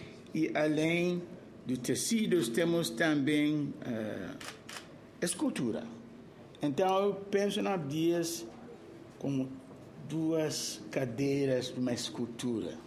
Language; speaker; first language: Portuguese; non-native, fluent; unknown